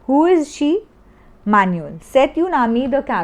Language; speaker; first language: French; non-native, fluent; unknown